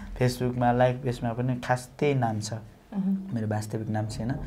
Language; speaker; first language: Nepali; non-native, local second language; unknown